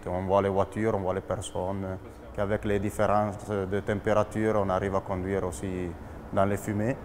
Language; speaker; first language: French; non-native, fluent; Italian